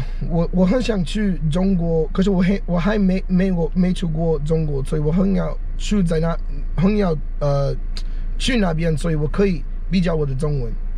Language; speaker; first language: Chinese; non-native, learner; English